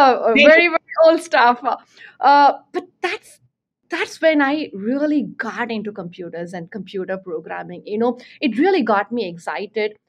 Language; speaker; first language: English; non-native, local second language; Tamil